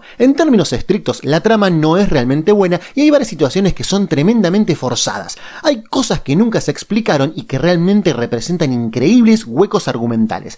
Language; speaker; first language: Spanish; native; Spanish